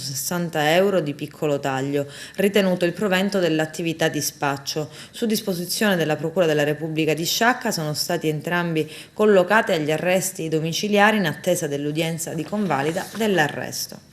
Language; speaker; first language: Italian; native; Italian